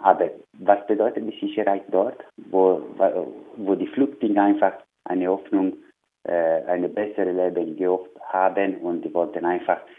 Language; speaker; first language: German; non-native, learner; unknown